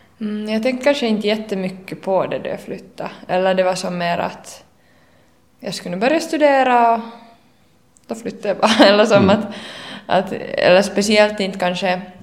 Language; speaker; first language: Swedish; native; Swedish